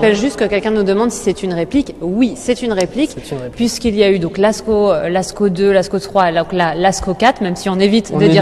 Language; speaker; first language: French; native; French